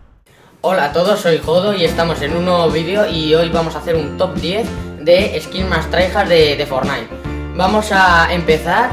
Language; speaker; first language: Spanish; native; Spanish